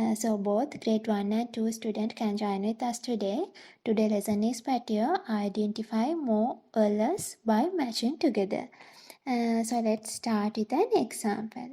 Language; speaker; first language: English; non-native, local second language; Sinhala